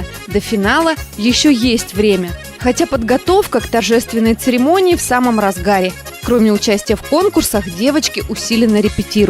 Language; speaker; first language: Russian; native; Russian